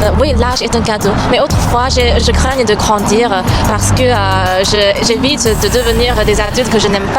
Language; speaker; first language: French; non-native, learner; Chinese